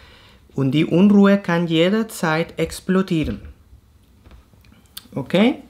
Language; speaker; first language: German; non-native, fluent; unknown